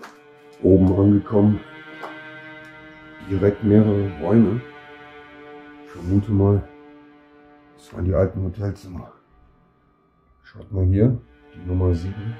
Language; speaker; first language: German; native; German